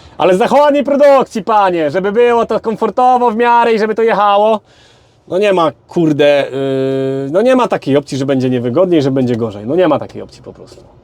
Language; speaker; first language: Polish; native; Polish